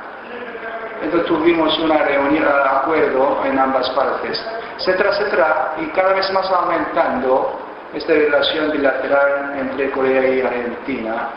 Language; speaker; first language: Spanish; non-native, fluent; Korean